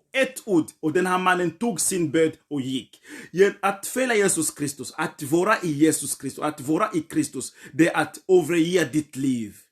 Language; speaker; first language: Swedish; non-native, fluent; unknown